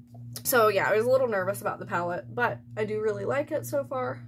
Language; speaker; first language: English; native; English